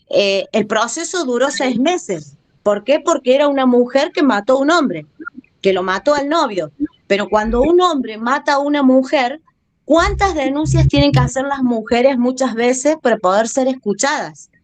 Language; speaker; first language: Spanish; native; Spanish